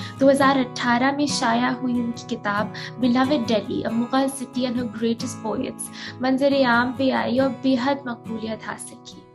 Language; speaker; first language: Urdu; native; Urdu